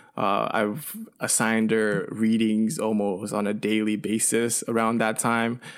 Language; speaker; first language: English; early bilingual, other home language; Chinese